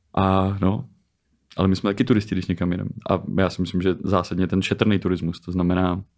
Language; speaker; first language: Czech; native; Czech